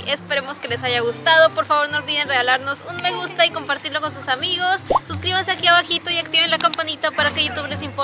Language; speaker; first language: Spanish; native; Spanish